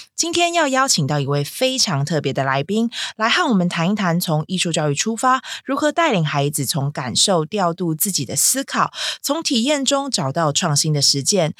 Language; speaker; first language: Chinese; native; Chinese